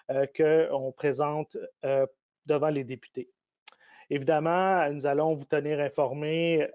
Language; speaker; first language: French; native; French